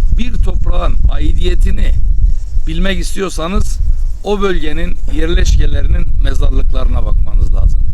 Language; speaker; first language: Turkish; non-native, local second language; Armenian